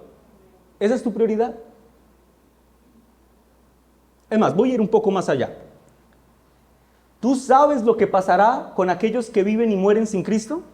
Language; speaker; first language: Spanish; native; Spanish